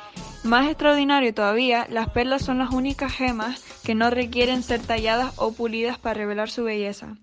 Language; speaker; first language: Spanish; native; Spanish